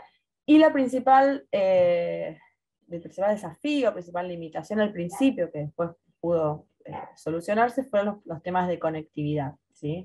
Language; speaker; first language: Spanish; native; Spanish